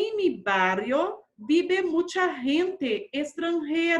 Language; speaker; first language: Spanish; non-native, fluent; Portuguese